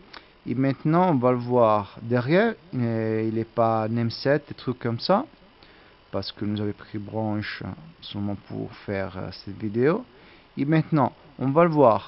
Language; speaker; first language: French; non-native, learner; Italian